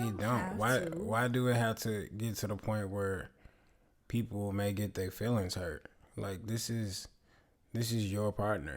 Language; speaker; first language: English; native; English